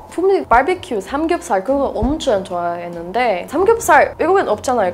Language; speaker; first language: Korean; non-native, learner; English